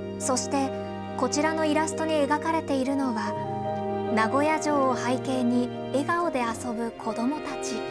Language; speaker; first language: Japanese; native; Japanese